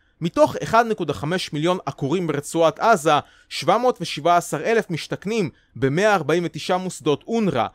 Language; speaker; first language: Hebrew; native; Hebrew